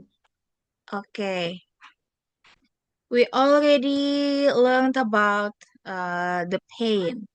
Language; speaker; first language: English; non-native, fluent; Indonesian